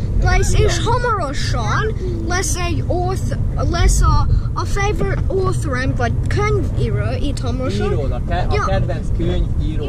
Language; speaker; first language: Hungarian; early bilingual, heritage; Hungarian